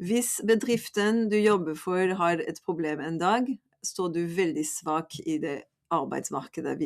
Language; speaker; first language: Norwegian; non-native, fluent; French